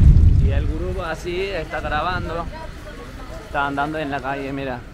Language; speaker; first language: Spanish; non-native, fluent; Turkish